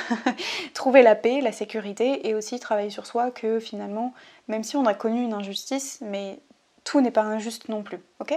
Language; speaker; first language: French; native; French